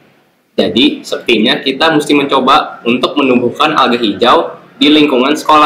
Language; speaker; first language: Indonesian; native; Indonesian